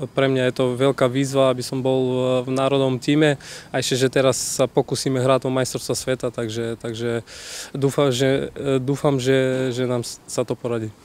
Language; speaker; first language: Slovak; non-native, fluent; Macedonian